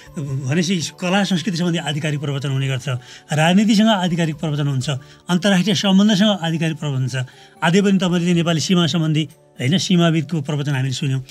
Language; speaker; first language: Nepali; native; Nepali